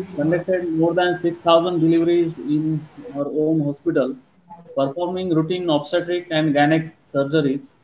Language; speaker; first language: English; non-native, local second language; Marathi